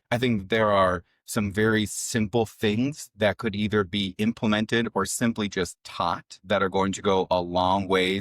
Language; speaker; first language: English; native; English